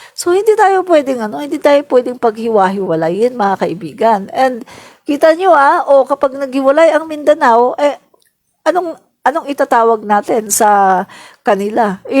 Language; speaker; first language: Filipino; non-native, local second language; Cebuano